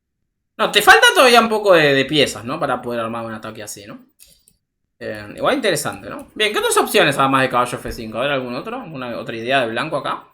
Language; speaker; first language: Spanish; native; Spanish